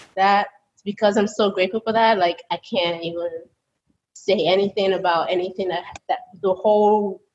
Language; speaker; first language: English; early bilingual, other home language; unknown